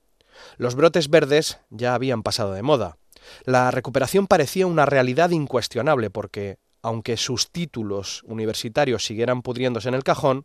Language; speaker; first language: Spanish; native; Spanish